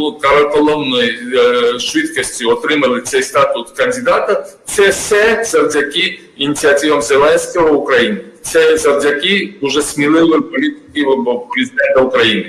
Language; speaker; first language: Ukrainian; non-native, learner; Georgian